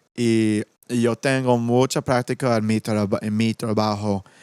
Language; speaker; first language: Spanish; non-native, learner; English